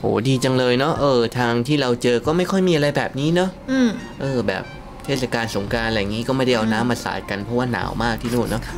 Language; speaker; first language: Thai; native; Thai